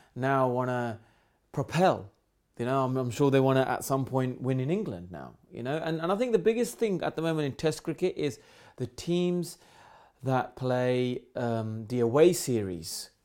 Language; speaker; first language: English; native; English